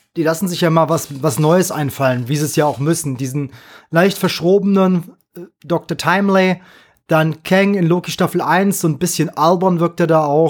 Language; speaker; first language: German; native; German